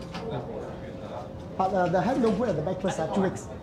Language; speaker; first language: English; non-native, local second language; Chinese